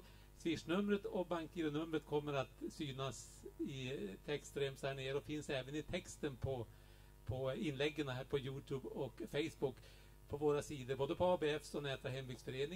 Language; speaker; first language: Swedish; native; Swedish